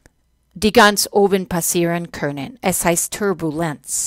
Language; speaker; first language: German; non-native, fluent; English